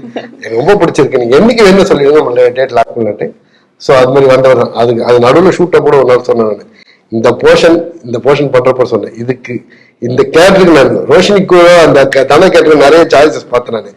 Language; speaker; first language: Tamil; native; Tamil